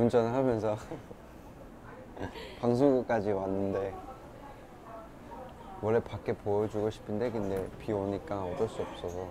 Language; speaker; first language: Korean; non-native, fluent; Cantonese